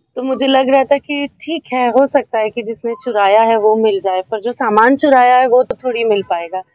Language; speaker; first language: Hindi; native; Hindi